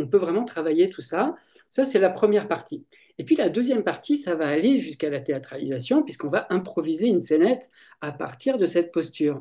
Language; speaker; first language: French; native; French